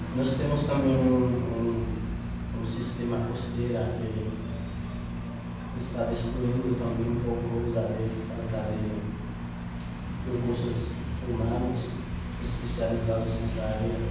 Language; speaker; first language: Portuguese; non-native, fluent; Haitian Creole